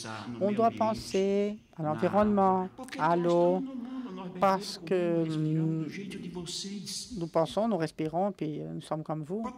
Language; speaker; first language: French; non-native, fluent; Portuguese